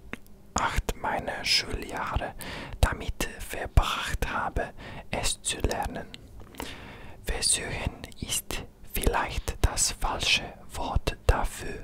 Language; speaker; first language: German; non-native, learner; English